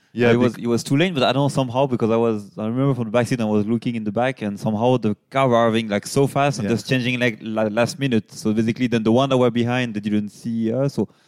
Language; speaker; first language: English; non-native, fluent; French